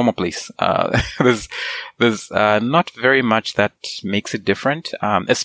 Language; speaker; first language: English; non-native, local second language; Nyanja